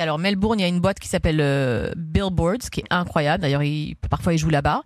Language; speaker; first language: French; native; French